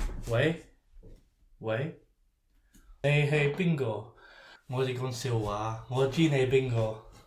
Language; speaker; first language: Cantonese; early bilingual, heritage; Cantonese